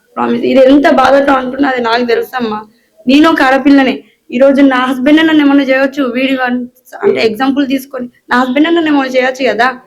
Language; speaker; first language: Telugu; native; Telugu